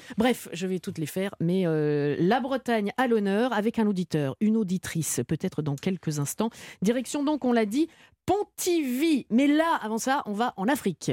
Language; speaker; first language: French; native; French